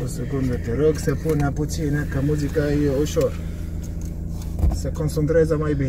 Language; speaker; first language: Romanian; non-native, learner; Arabic